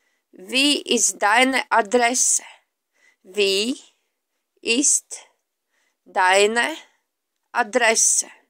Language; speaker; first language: German; non-native, fluent; Latvian